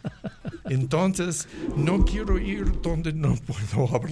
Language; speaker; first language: Spanish; non-native, learner; English